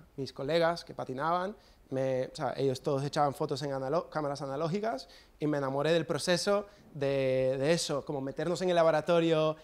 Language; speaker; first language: Spanish; non-native, fluent; English